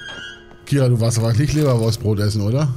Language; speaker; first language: German; native; German